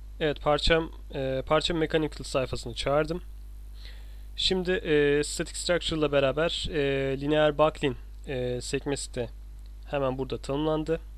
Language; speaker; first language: Turkish; native; Turkish